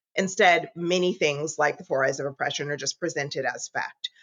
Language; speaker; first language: English; native; English